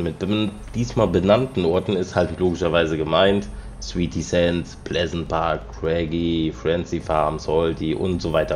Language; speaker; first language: German; native; German